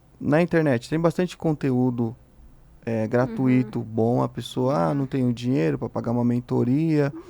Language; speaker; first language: Portuguese; native; Portuguese